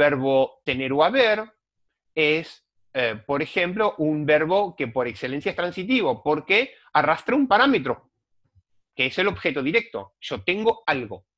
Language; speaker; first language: Spanish; native; Spanish